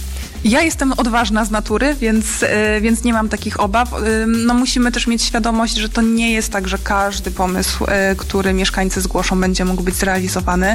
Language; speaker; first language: Polish; native; Polish